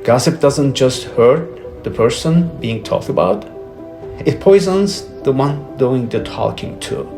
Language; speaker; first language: English; non-native, fluent; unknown